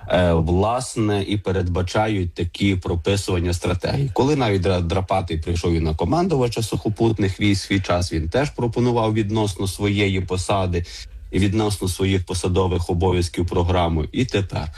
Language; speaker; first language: Ukrainian; native; Ukrainian